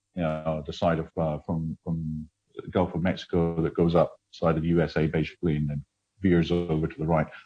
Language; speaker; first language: English; native; English